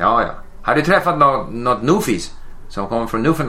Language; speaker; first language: Swedish; non-native, fluent; English